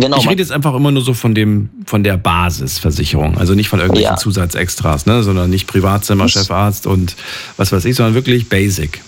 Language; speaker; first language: German; native; German